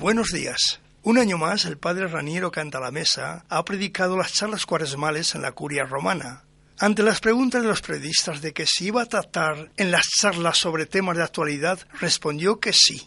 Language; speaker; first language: Spanish; native; Spanish